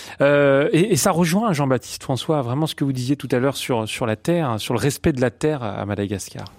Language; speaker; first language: French; native; French